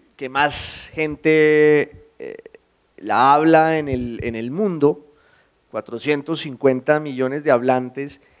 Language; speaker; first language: Spanish; native; Spanish